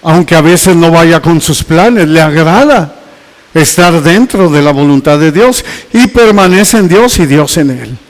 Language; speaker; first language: Spanish; native; Spanish